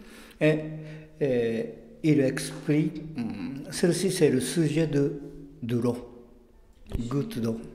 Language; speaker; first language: French; non-native, fluent; Japanese